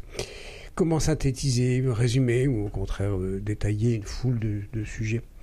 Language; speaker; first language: French; native; French